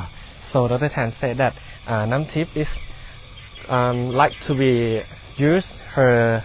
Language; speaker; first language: English; non-native, learner; Thai